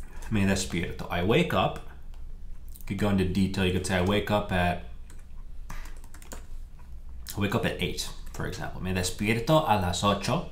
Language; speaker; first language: English; native; English